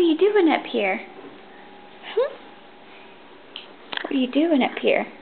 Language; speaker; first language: English; native; English